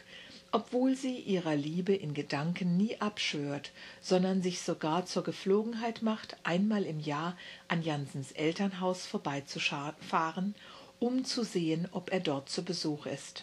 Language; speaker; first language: German; native; German